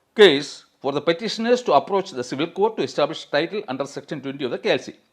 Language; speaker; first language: English; non-native, local second language; Malayalam